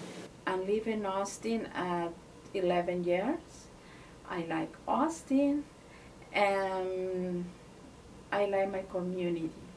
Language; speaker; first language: English; non-native, learner; Portuguese